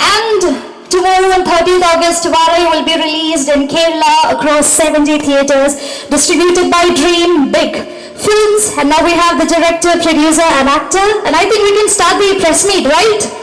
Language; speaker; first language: English; non-native, local second language; Malayalam